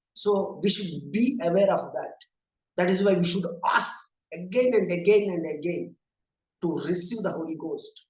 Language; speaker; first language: English; non-native, local second language; Telugu